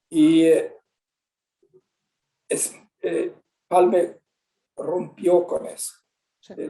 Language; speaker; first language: Spanish; non-native, fluent; Swedish